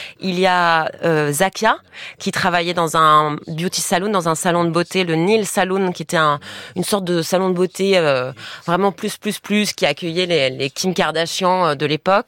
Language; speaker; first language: French; native; French